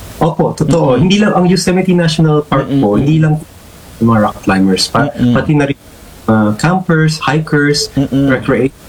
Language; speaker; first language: Filipino; native; Filipino